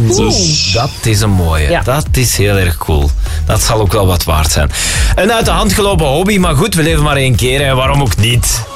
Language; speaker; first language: Dutch; native; Dutch